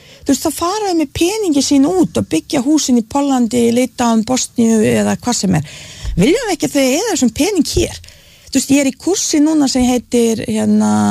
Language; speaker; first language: Icelandic; non-native, fluent; Bosnian